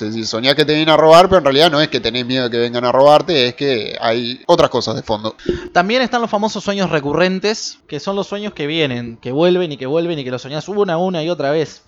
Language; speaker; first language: Spanish; native; Spanish